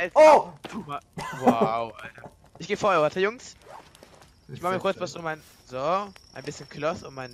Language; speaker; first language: German; native; German